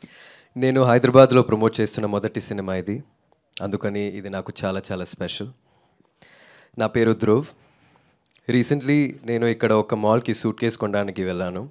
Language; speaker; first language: Telugu; non-native, learner; Tamil